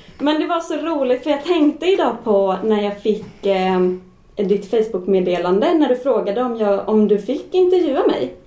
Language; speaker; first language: Swedish; native; Swedish